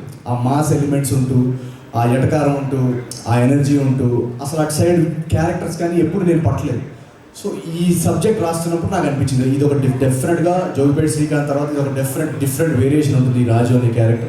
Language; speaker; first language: Telugu; native; Telugu